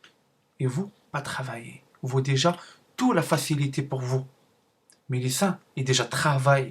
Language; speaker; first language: French; non-native, learner; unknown